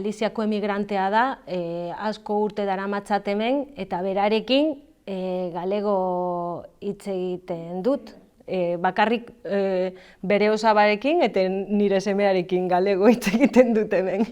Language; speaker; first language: Basque; non-native, learner; Galician